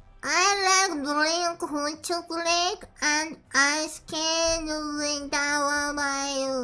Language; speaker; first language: English; non-native, learner; Japanese